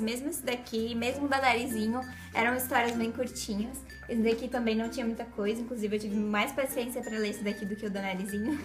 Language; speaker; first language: Portuguese; native; Portuguese